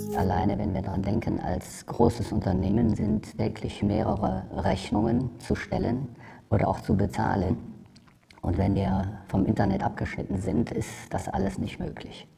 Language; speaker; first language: German; native; German